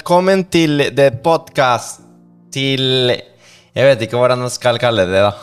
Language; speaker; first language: Norwegian; non-native, fluent; Spanish